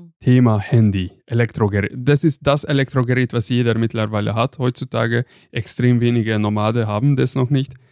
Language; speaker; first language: German; non-native, fluent; Hungarian